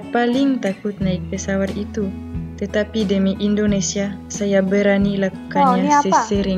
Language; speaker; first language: Indonesian; non-native, fluent; French